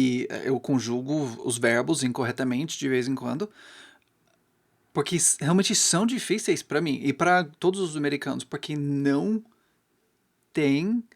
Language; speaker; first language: Portuguese; non-native, fluent; English